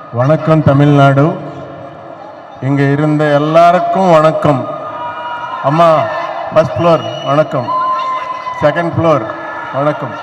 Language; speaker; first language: Tamil; non-native, learner; Telugu